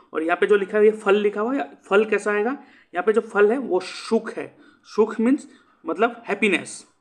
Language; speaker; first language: Hindi; non-native, local second language; Assamese